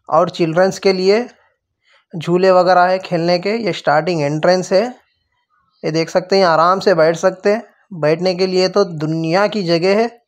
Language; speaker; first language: Hindi; non-native, local second language; Urdu